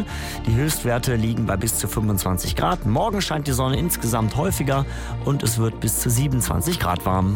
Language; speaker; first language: German; native; German